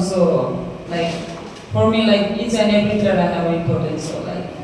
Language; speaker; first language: English; non-native, fluent; Nepali